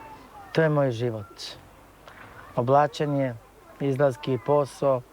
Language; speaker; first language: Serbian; non-native, local second language; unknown